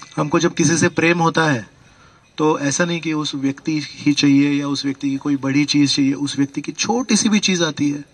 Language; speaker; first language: Hindi; non-native, local second language; Marathi